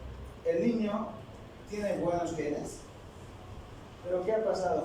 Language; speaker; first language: Spanish; native; Spanish